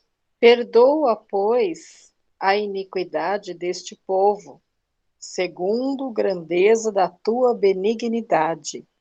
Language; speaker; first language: Portuguese; native; Portuguese